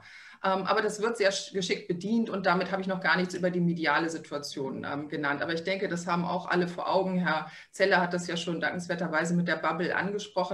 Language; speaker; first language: German; native; German